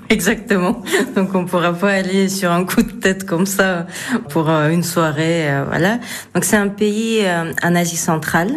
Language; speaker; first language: French; non-native, fluent; Russian